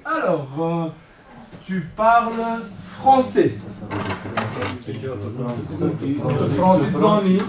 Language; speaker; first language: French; non-native, fluent; Kurdish